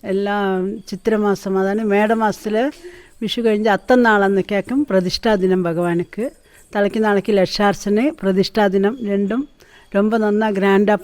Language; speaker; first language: Malayalam; non-native, local second language; Tamil